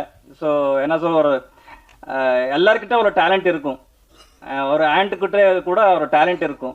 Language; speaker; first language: Tamil; non-native, learner; Kannada